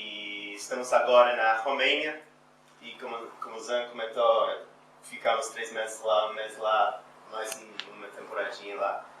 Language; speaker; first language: Portuguese; non-native, fluent; English